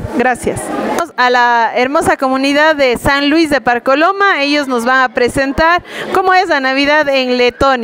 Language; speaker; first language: Spanish; native; Spanish